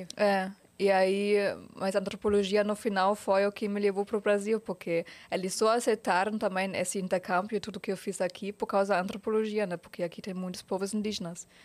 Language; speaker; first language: Portuguese; non-native, fluent; German